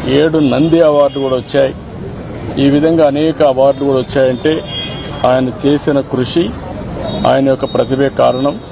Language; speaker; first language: Telugu; native; Telugu